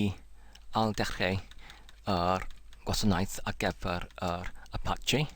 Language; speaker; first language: Welsh; non-native, learner; English